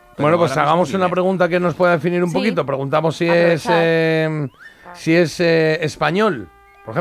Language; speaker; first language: Spanish; native; Spanish